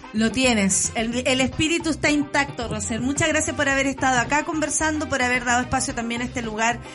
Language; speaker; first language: Spanish; native; Spanish